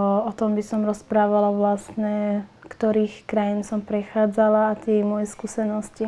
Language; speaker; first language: Slovak; non-native, learner; Somali